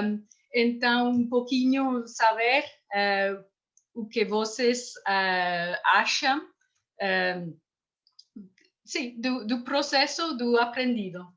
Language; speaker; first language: Portuguese; non-native, fluent; English